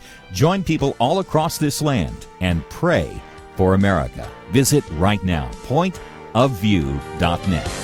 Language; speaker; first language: English; native; English